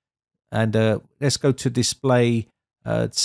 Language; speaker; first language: English; native; English